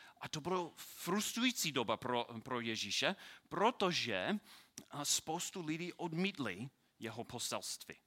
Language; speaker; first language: Czech; non-native, learner; English